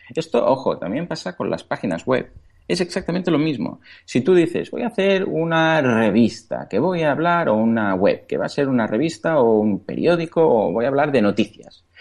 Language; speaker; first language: Spanish; native; Spanish